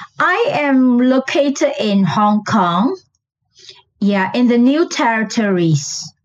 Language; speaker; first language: English; non-native, local second language; Chinese